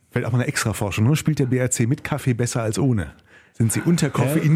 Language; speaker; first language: German; native; German